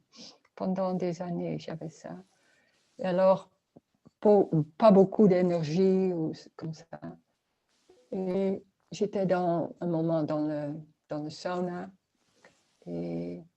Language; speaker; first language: French; non-native, learner; Dutch